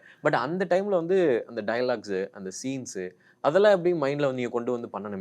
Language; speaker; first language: Tamil; native; Tamil